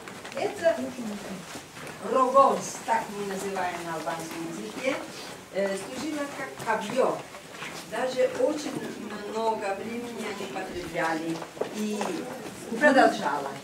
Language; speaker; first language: Russian; non-native, fluent; Albanian